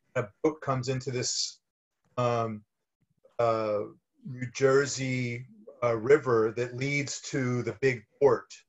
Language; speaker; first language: English; native; English